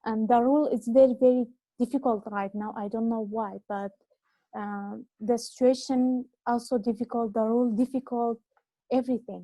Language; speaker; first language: English; non-native, learner; Arabic